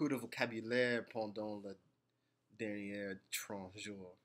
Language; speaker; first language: French; non-native, learner; English